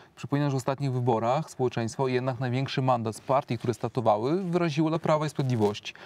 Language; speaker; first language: Polish; native; Polish